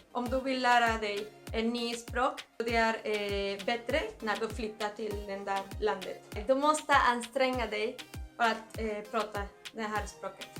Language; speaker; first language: Swedish; non-native, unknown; Spanish